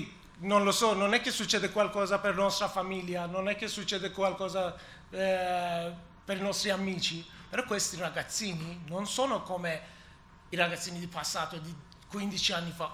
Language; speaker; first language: Italian; non-native, learner; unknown